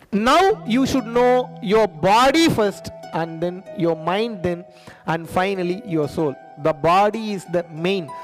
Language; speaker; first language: English; non-native, local second language; Tamil